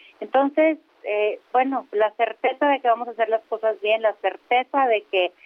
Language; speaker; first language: Spanish; native; Spanish